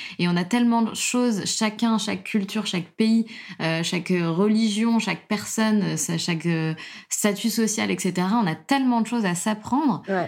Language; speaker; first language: French; native; French